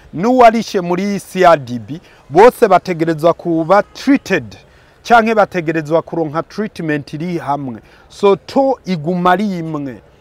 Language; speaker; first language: Rundi; early bilingual, heritage; Rundi